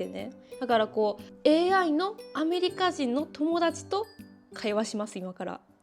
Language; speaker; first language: Japanese; native; Japanese